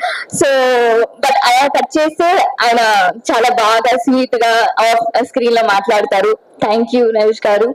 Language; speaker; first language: Telugu; non-native, fluent; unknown